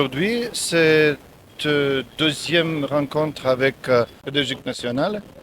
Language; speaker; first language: French; non-native, fluent; Ukrainian